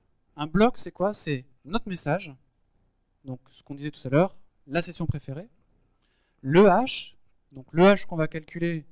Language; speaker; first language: French; native; French